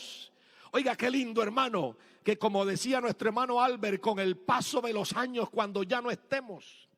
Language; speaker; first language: Spanish; native; Spanish